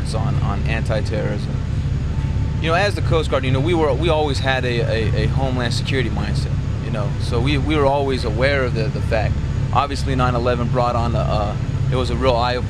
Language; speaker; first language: English; native; English